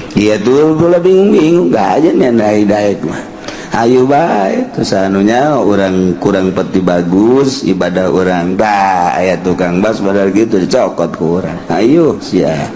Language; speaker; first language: Sundanese; native; Sundanese